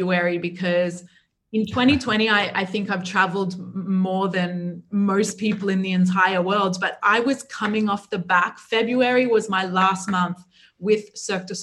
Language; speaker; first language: English; native; English